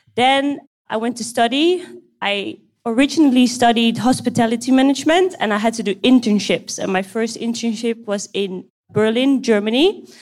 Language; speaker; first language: English; non-native, fluent; Dutch